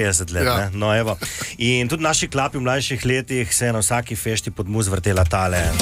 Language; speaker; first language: Slovenian; native; Slovenian